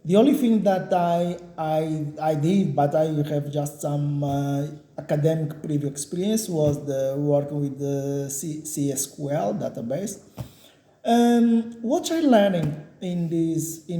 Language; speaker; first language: English; non-native, learner; Portuguese